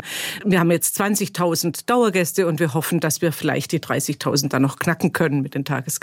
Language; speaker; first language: German; native; German